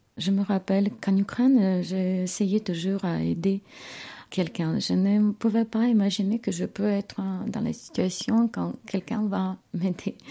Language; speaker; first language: French; non-native, fluent; Ukrainian